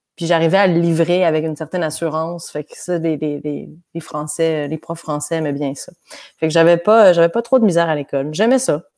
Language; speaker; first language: French; native; French